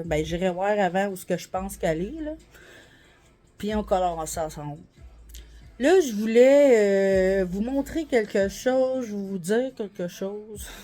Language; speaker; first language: French; native; French